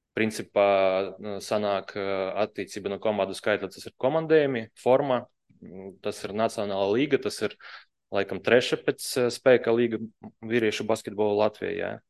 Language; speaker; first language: Latvian; non-native, local second language; Russian